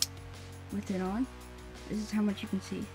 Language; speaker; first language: English; native; English